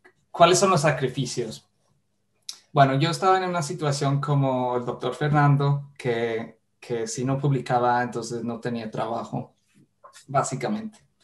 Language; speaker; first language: Spanish; non-native, fluent; English